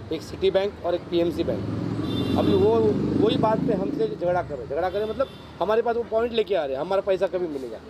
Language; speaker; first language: Hindi; non-native, local second language; Marathi